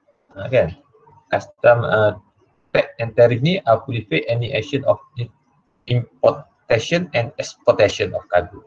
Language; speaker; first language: English; non-native, local second language; Malay